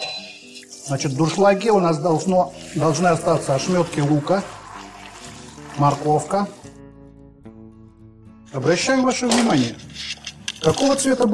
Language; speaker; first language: Russian; native; Russian